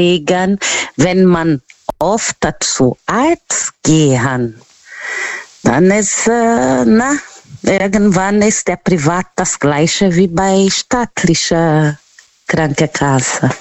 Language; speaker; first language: German; non-native, learner; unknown